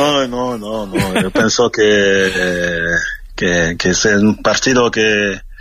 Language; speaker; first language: Spanish; non-native, fluent; French